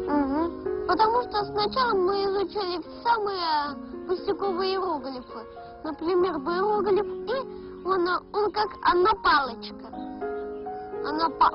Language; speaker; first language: Russian; early bilingual, heritage; Russian